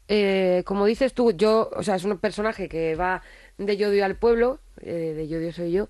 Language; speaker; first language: Spanish; native; Spanish